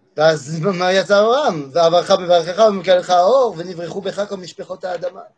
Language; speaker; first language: Hebrew; non-native, fluent; French